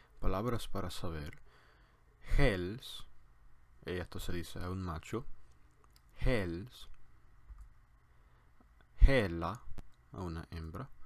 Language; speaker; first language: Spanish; non-native, learner; English